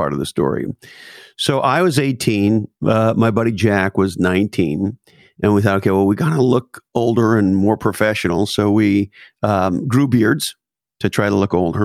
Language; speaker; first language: English; native; English